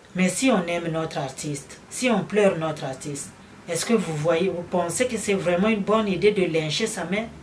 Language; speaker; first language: French; non-native, local second language; Lingala